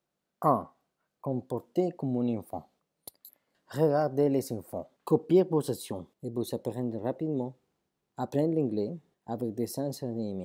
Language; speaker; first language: French; non-native, fluent; Spanish